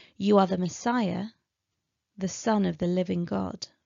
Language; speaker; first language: English; native; English